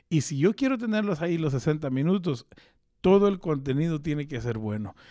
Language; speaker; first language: Spanish; early bilingual, heritage; Spanish